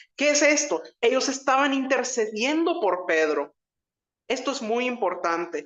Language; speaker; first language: Spanish; native; Spanish